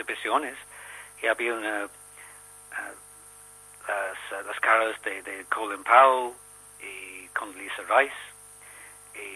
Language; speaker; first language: Spanish; non-native, learner; English